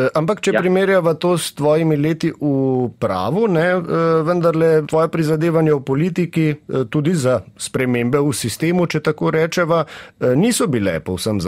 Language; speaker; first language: Slovenian; native; Slovenian